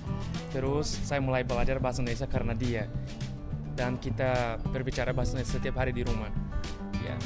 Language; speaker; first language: Indonesian; non-native, fluent; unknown